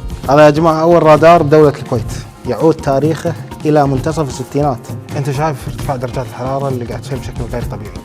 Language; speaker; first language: Arabic; native; Arabic